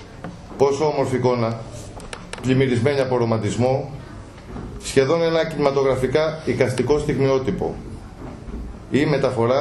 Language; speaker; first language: Greek; native; Greek